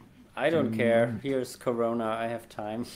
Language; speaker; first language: English; non-native, fluent; German